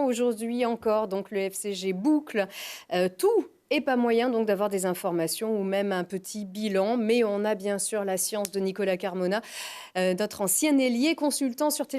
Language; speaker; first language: French; native; French